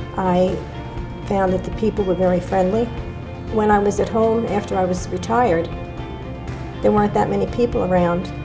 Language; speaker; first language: English; native; English